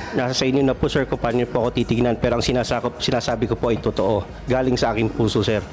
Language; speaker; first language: Filipino; non-native, local second language; Cebuano